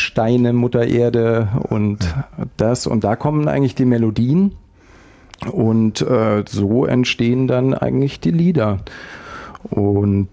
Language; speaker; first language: German; native; German